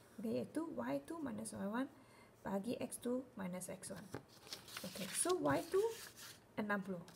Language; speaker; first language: Malay; non-native, local second language; Chinese